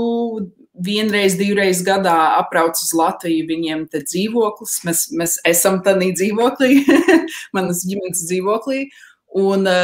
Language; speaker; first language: Latvian; early bilingual, heritage; Latvian